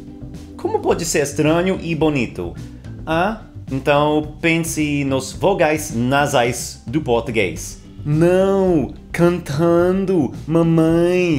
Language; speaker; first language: Portuguese; non-native, fluent; English